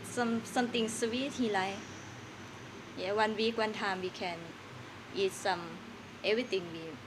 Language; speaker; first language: English; non-native, learner; Thai